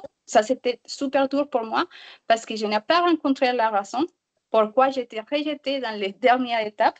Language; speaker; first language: French; non-native, learner; Spanish